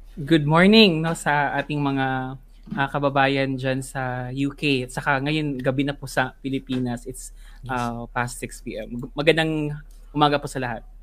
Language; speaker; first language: Filipino; non-native, local second language; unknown